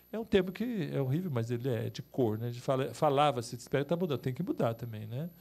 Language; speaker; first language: Portuguese; native; Portuguese